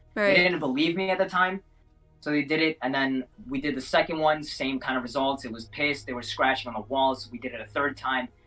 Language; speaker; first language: English; native; English